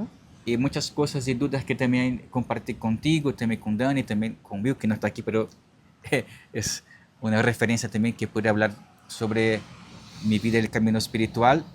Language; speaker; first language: Spanish; non-native, learner; Portuguese